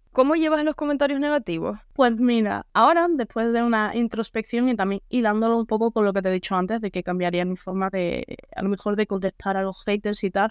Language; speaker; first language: Spanish; native; Spanish